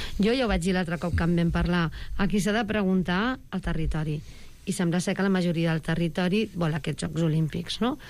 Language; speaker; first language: Catalan; native; Catalan